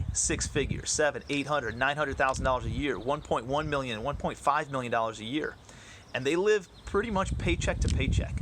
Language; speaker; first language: English; native; English